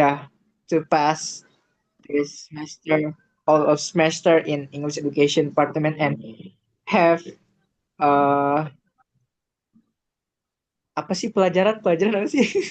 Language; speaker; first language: English; non-native, learner; Indonesian